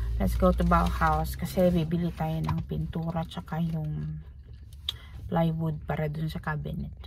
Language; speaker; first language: Filipino; non-native, local second language; Cebuano